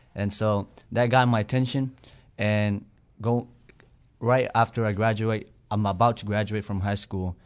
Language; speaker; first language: English; non-native, fluent; Burmese